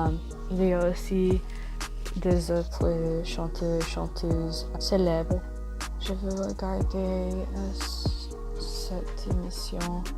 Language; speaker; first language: French; non-native, learner; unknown